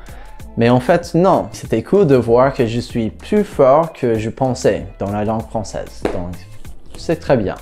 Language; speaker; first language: French; non-native, fluent; English